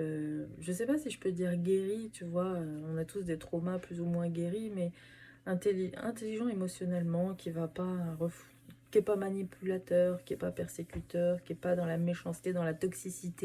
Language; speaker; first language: French; native; French